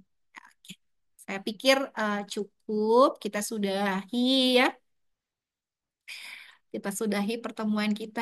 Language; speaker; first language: Indonesian; native; Indonesian